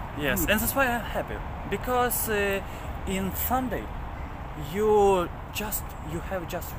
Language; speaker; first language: English; non-native, learner; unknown